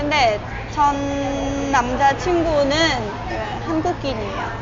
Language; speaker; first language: Korean; non-native, learner; Vietnamese